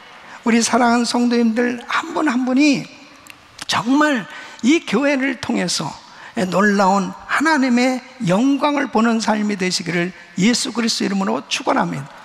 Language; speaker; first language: Korean; native; Korean